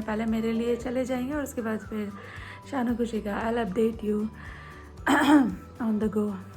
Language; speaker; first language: Hindi; native; Hindi